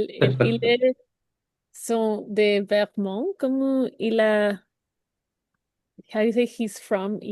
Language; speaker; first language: French; non-native, learner; Spanish